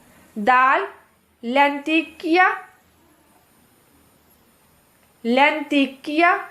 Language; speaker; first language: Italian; non-native, fluent; Urdu